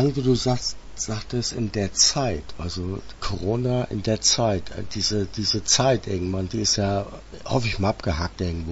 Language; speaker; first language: German; native; German